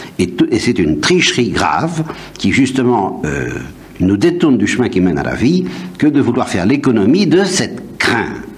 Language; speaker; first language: French; native; French